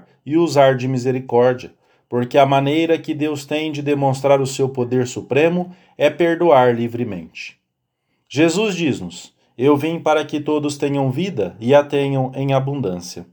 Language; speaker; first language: Portuguese; native; Portuguese